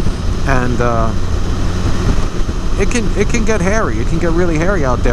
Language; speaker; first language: English; native; English